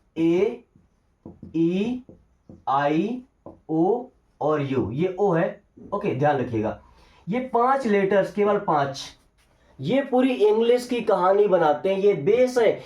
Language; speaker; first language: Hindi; native; Hindi